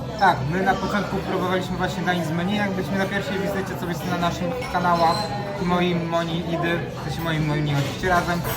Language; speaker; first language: Polish; native; Polish